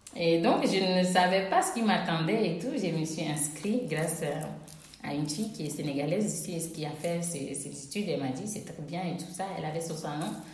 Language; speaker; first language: French; non-native, local second language; Ewe